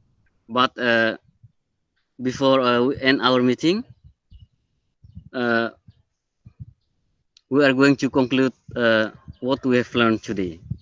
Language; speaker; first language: English; non-native, learner; Indonesian